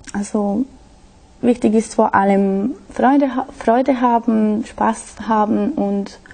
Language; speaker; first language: German; non-native, fluent; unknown